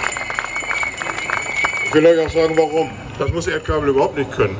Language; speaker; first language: German; native; German